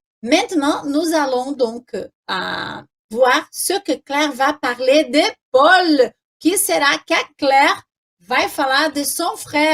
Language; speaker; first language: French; non-native, fluent; Portuguese